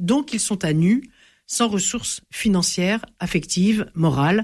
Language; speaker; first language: French; native; French